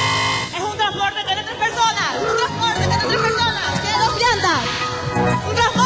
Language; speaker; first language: Spanish; native; Spanish